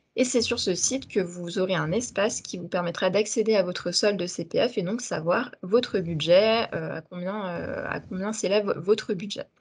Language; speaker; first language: French; native; French